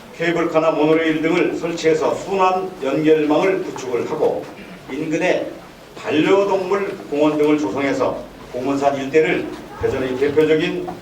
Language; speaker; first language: Korean; native; Korean